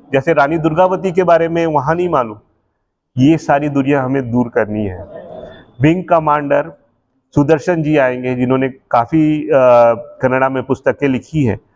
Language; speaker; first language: Hindi; native; Hindi